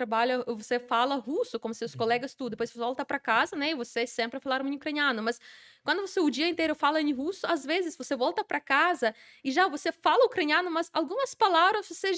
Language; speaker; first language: Portuguese; non-native, fluent; Ukrainian